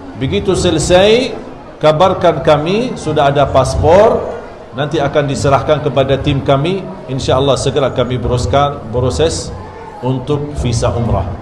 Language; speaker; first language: Malay; non-native, fluent; Arabic